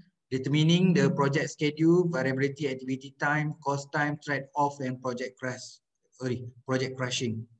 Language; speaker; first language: English; non-native, local second language; Malay